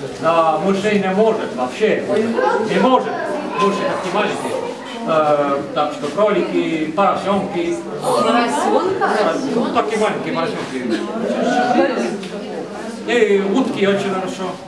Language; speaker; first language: Russian; non-native, learner; Estonian